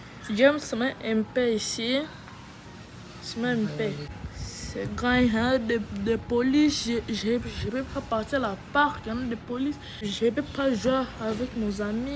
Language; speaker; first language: French; non-native, learner; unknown